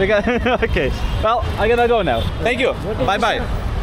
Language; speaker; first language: English; non-native, learner; Lithuanian